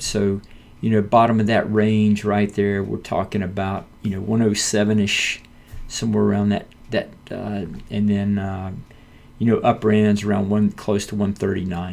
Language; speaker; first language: English; native; English